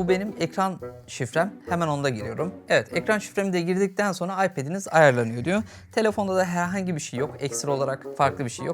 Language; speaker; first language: Turkish; native; Turkish